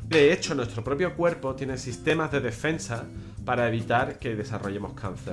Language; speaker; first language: Spanish; native; Spanish